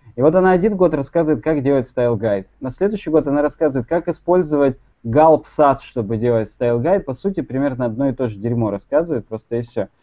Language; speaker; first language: Russian; native; Russian